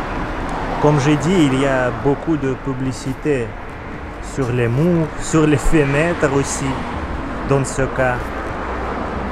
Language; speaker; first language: French; non-native, learner; Russian